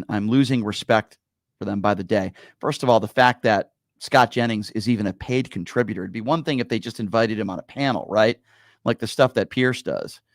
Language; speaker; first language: English; native; English